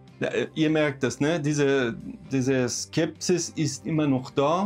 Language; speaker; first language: German; non-native, fluent; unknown